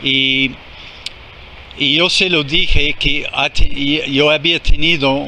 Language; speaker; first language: Spanish; non-native, fluent; English